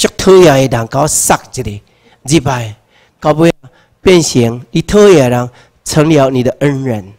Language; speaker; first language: Chinese; native; Chinese